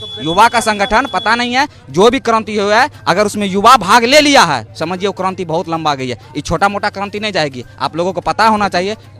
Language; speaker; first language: Hindi; native; Hindi